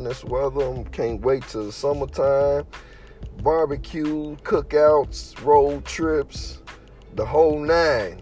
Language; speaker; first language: English; native; English